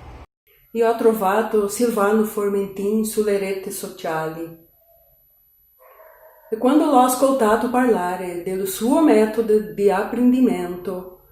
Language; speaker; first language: Italian; non-native, learner; Portuguese